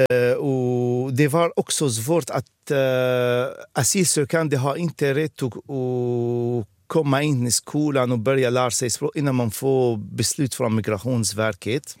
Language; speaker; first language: Swedish; non-native, fluent; Arabic